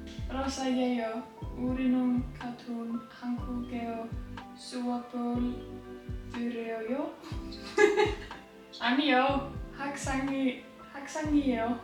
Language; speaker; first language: Korean; non-native, learner; Icelandic